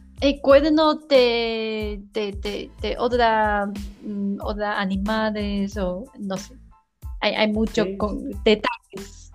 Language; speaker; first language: Spanish; non-native, learner; Chinese